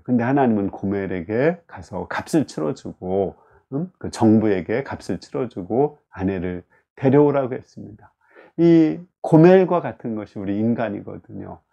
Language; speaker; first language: Korean; native; Korean